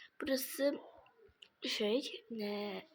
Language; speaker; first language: Turkish; non-native, learner; Azerbaijani